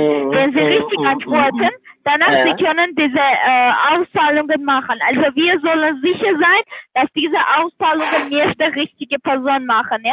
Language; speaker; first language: German; non-native, learner; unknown